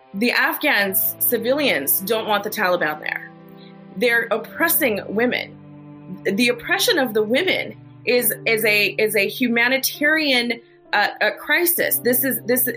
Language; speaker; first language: English; native; English